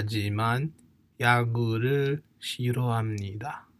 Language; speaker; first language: Korean; non-native, fluent; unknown